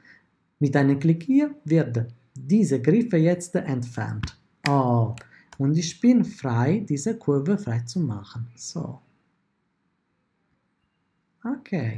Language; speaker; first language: German; non-native, fluent; Italian